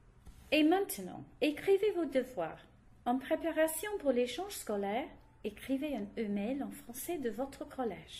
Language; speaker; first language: French; non-native, learner; English